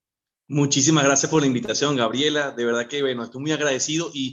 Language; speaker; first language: Spanish; native; Spanish